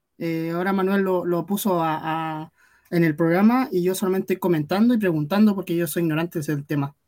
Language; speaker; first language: Spanish; native; Spanish